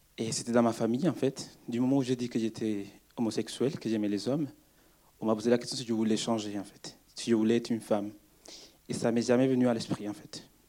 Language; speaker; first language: French; non-native, fluent; Spanish